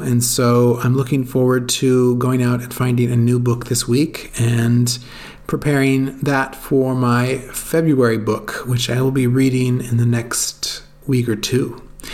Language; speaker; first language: English; native; English